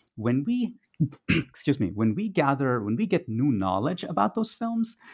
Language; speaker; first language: English; non-native, local second language; Tamil